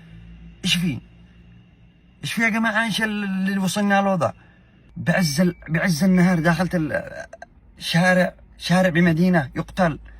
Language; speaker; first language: Arabic; native; Arabic